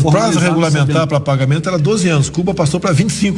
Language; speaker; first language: Portuguese; native; Portuguese